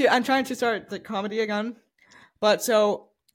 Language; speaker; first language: English; non-native, fluent; Icelandic